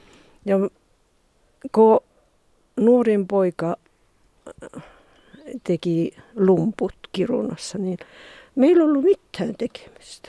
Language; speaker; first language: Finnish; early bilingual, heritage; Finnish